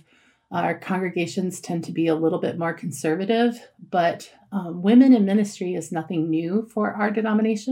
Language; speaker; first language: English; native; English